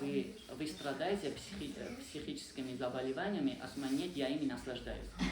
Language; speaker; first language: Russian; non-native, fluent; Armenian